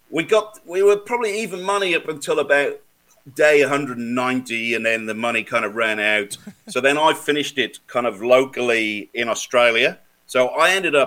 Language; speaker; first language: English; native; English